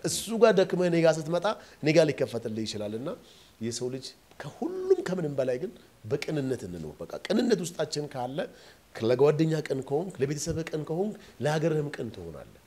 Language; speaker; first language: Amharic; non-native, local second language; Oromo